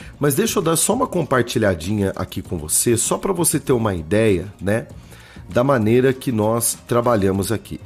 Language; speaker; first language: Portuguese; native; Portuguese